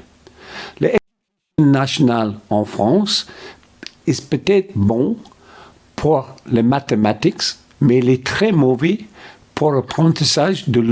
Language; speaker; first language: French; non-native, fluent; English